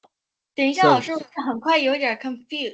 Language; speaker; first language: Chinese; early bilingual, heritage; English